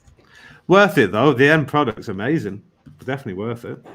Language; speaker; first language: English; native; English